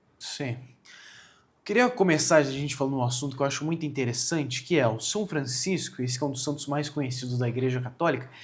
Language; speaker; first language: Portuguese; native; Portuguese